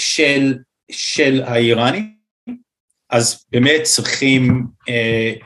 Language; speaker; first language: Hebrew; non-native, fluent; English